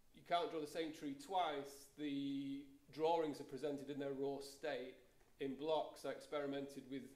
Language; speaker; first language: English; native; English